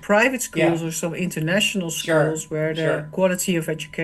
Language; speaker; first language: English; non-native, fluent; Dutch